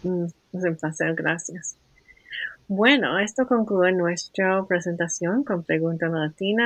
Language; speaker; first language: Spanish; early bilingual, heritage; Spanish